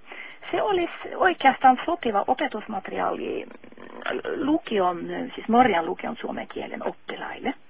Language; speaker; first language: Finnish; non-native, fluent; Norwegian